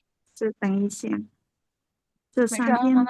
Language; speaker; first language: Chinese; non-native, learner; Khmer